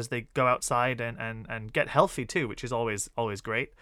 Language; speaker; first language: English; native; English